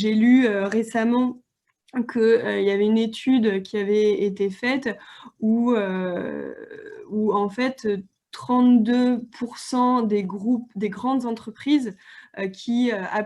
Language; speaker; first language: French; native; French